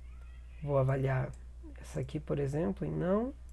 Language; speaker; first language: Portuguese; native; Portuguese